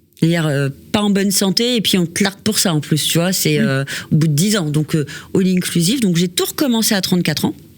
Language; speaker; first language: French; native; French